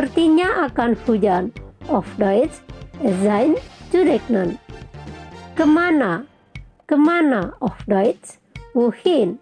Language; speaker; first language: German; non-native, fluent; Indonesian